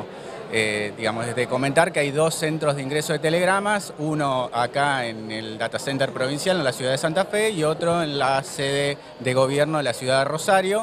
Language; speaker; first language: Spanish; native; Spanish